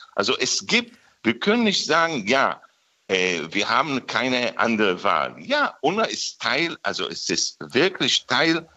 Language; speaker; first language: German; non-native, fluent; Hebrew